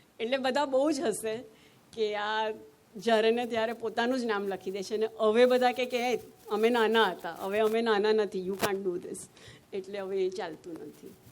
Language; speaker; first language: Gujarati; native; Gujarati